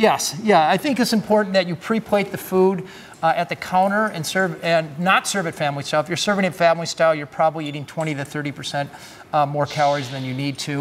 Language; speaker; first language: English; native; English